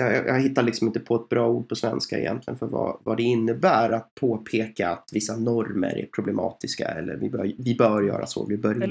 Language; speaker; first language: Swedish; native; Swedish